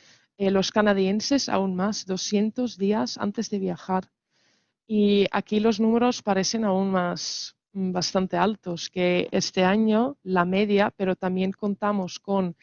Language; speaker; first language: Spanish; non-native, fluent; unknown